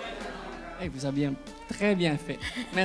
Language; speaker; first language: French; non-native, fluent; Thai